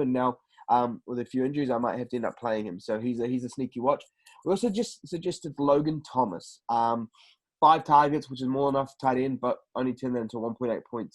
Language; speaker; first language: English; native; English